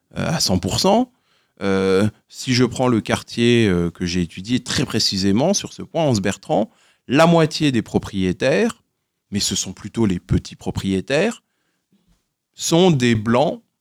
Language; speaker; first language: French; native; French